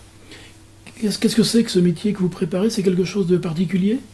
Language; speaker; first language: French; native; French